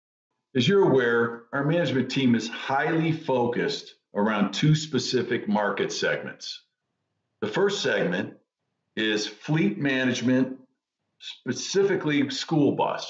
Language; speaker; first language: English; native; English